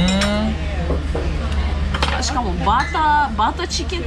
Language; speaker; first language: Japanese; non-native, fluent; Russian